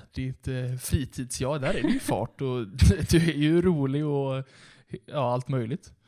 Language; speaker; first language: Swedish; native; Swedish